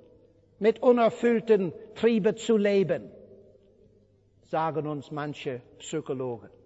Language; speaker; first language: German; non-native, fluent; English